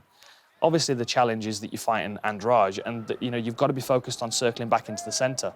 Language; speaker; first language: English; native; English